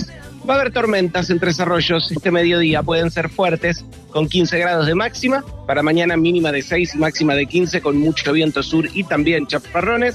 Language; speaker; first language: Spanish; native; Spanish